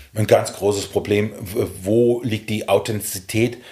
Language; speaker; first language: German; native; German